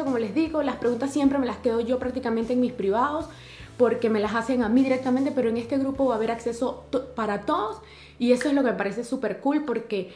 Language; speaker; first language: Spanish; native; Spanish